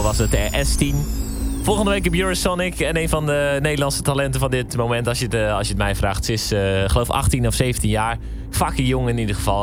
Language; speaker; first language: Dutch; native; Dutch